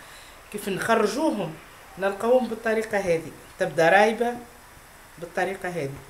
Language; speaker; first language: Arabic; native; Arabic